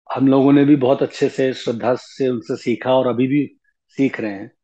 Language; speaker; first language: Hindi; native; Hindi